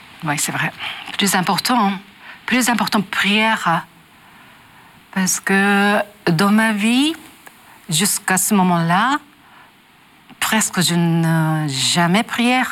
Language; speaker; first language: French; non-native, learner; Japanese